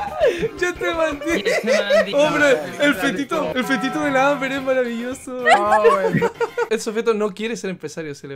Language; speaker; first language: Spanish; native; Spanish